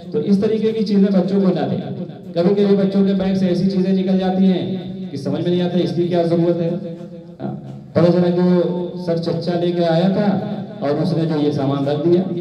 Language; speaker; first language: Urdu; native; Urdu